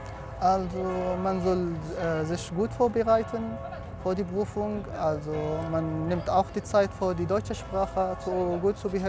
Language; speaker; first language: German; non-native, fluent; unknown